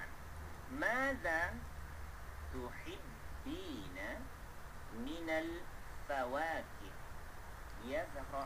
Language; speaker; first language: Arabic; non-native, fluent; Malay